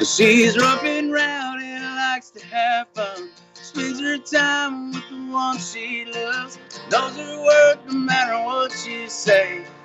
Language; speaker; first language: English; native; English